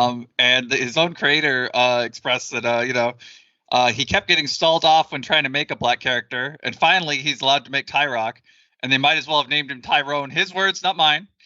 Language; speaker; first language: English; native; English